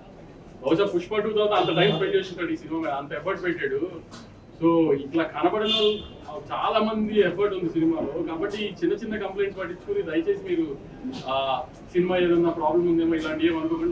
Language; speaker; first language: Telugu; native; Telugu